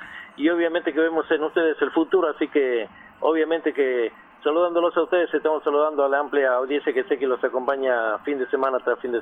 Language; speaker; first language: Spanish; native; Spanish